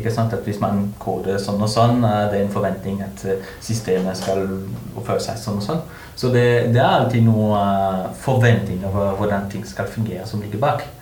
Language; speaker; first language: Norwegian; non-native, fluent; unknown